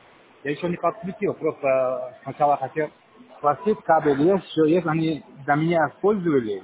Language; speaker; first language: Russian; non-native, learner; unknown